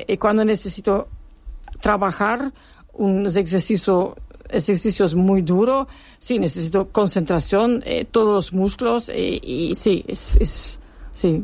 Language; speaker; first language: Spanish; non-native, learner; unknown